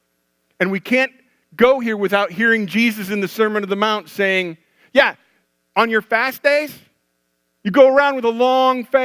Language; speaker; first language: English; native; English